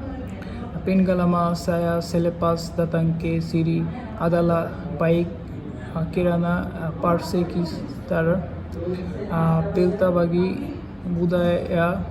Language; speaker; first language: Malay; non-native, learner; Bangla